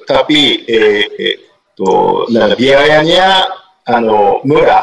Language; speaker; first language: Indonesian; native; Indonesian